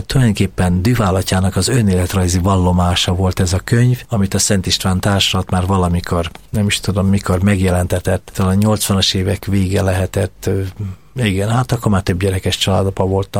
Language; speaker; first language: Hungarian; native; Hungarian